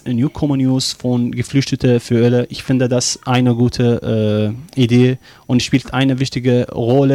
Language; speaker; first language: German; non-native, learner; Arabic